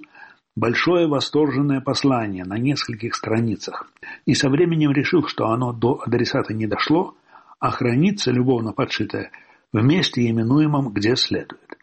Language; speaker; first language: Russian; native; Russian